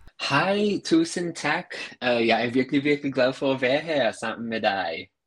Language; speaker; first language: Danish; non-native, fluent; English